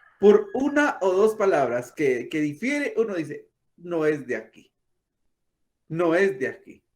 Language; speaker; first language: Spanish; non-native, local second language; Kaqchikel